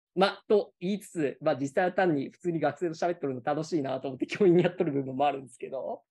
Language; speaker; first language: Japanese; native; Japanese